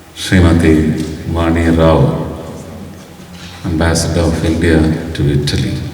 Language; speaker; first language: English; non-native, local second language; Malayalam